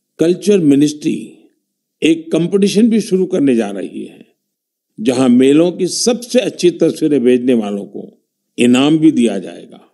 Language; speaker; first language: Hindi; non-native, local second language; Gujarati